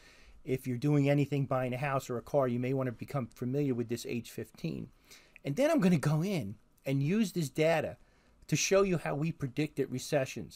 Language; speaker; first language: English; native; English